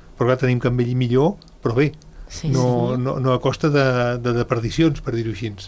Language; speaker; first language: Catalan; native; Catalan